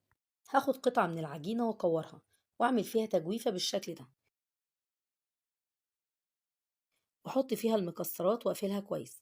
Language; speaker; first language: Arabic; native; Arabic